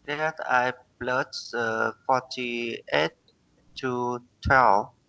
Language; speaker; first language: English; non-native, learner; Vietnamese